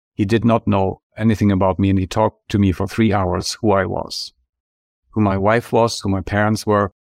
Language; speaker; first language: English; non-native, fluent; German